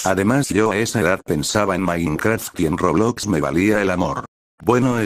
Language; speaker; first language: Spanish; native; Spanish